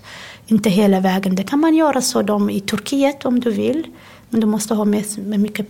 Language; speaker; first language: Swedish; non-native, fluent; Somali